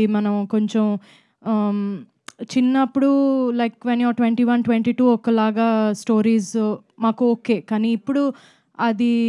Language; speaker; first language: Telugu; non-native, fluent; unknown